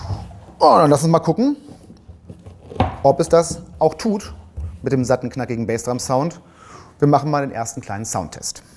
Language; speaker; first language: German; native; German